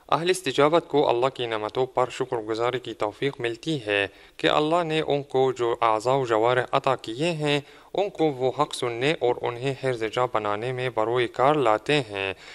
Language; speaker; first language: Urdu; non-native, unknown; Arabic